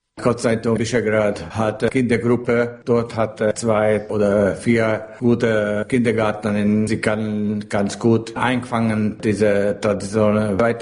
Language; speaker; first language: German; non-native, local second language; Hungarian